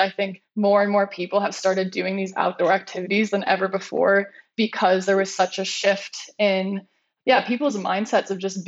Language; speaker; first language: English; native; English